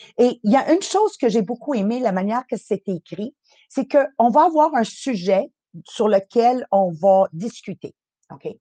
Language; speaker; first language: French; native; French